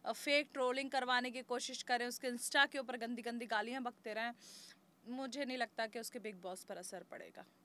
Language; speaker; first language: Hindi; native; Hindi